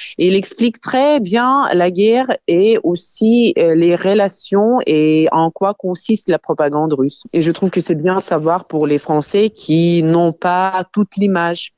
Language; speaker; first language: French; non-native, fluent; Ukrainian